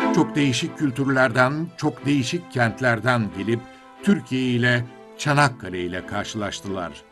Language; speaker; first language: Turkish; native; Turkish